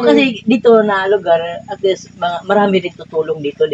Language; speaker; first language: Filipino; non-native, local second language; Cebuano